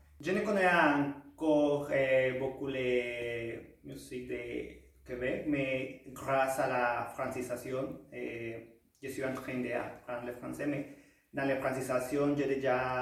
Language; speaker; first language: French; non-native, learner; Spanish